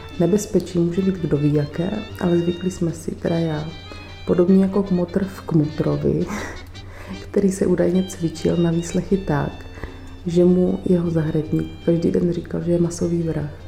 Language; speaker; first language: Czech; native; Czech